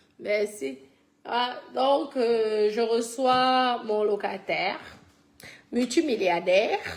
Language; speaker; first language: French; native; French